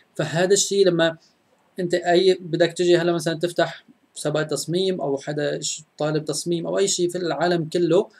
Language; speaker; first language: Arabic; native; Arabic